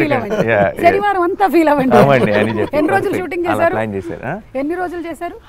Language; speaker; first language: Telugu; native; Telugu